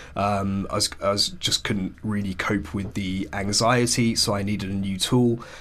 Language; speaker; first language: English; early bilingual, other home language; Hindi